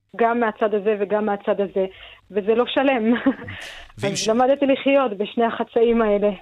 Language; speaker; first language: Hebrew; non-native, local second language; Arabic